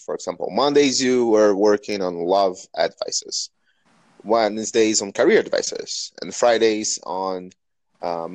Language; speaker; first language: English; non-native, fluent; Portuguese